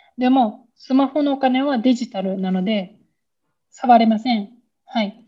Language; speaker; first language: Japanese; native; Japanese